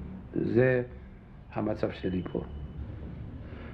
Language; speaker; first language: Hebrew; non-native, fluent; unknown